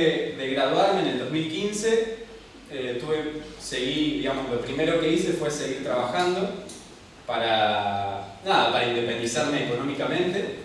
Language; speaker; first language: Spanish; native; Spanish